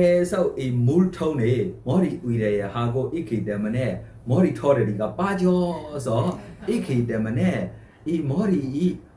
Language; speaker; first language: Korean; non-native, fluent; Burmese